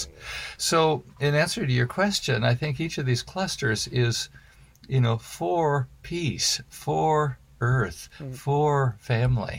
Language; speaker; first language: English; native; English